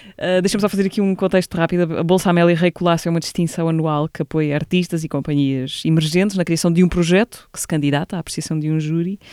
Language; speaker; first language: Portuguese; native; Portuguese